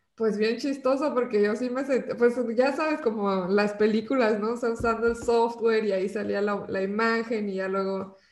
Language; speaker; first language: Spanish; native; Spanish